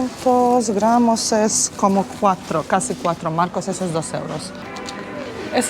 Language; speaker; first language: Spanish; non-native, learner; Bosnian